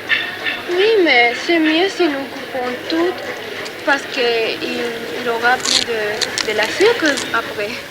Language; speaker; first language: French; non-native, learner; Spanish